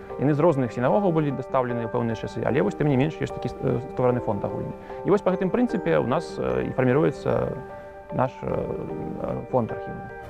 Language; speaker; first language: Belarusian; native; Belarusian